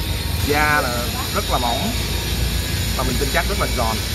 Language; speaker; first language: Vietnamese; native; Vietnamese